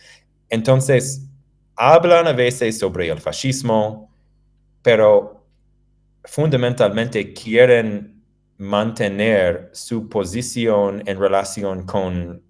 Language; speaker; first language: Spanish; non-native, fluent; English